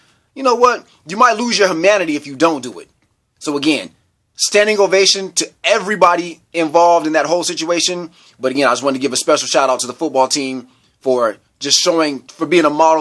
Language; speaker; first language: English; native; English